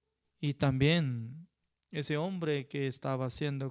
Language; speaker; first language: Spanish; non-native, fluent; Korean